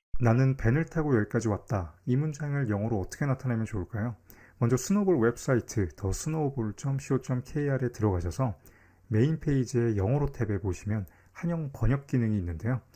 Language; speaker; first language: Korean; native; Korean